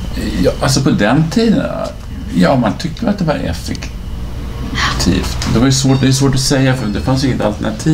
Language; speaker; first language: Swedish; native; Swedish